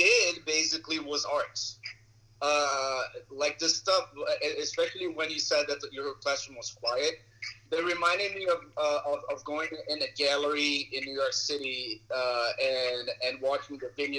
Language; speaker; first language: English; non-native, fluent; Portuguese